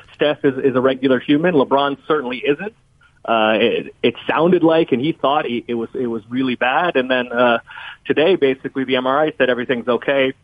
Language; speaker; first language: English; native; English